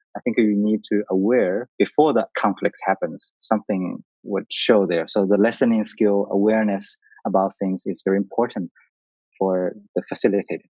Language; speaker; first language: English; non-native, learner; Chinese